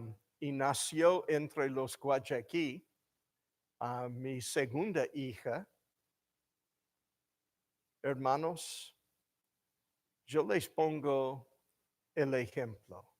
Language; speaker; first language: Spanish; non-native, fluent; English